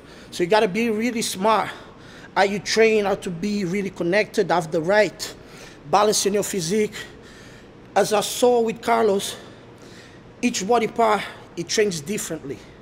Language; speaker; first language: English; non-native, fluent; Portuguese